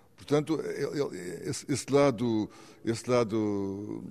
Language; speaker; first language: Portuguese; native; Portuguese